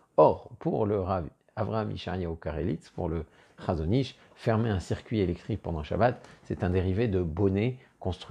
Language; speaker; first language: French; native; French